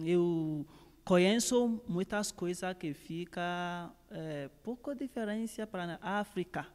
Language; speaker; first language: Portuguese; non-native, learner; Yoruba